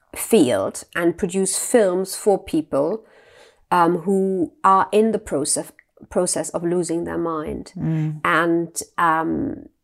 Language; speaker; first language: English; non-native, fluent; German